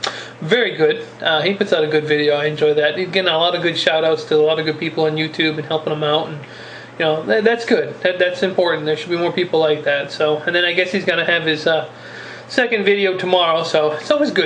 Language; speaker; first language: English; native; English